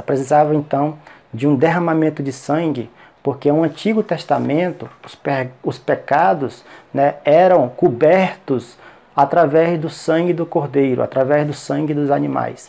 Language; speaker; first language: Portuguese; native; Portuguese